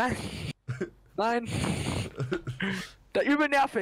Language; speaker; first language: German; native; German